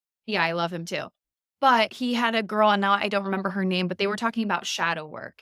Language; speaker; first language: English; native; English